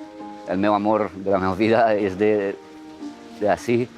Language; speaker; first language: Catalan; early bilingual, other home language; Romanian